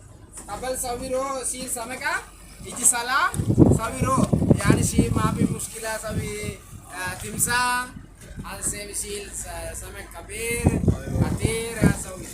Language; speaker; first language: Arabic; non-native, learner; Sinhala